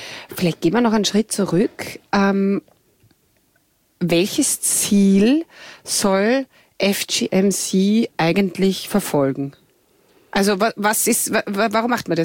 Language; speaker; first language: German; native; German